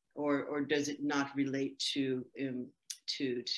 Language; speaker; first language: English; native; English